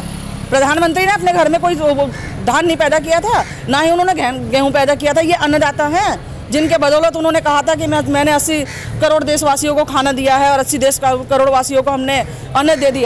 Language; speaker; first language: Hindi; native; Hindi